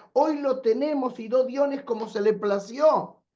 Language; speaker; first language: Spanish; native; Spanish